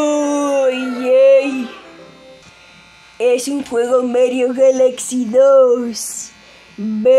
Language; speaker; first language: Spanish; native; Spanish